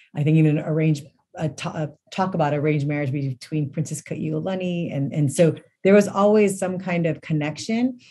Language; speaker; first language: English; native; English